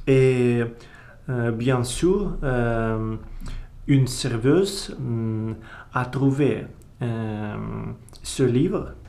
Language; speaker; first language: French; non-native, learner; Russian